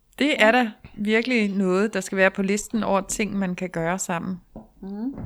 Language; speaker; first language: Danish; native; Danish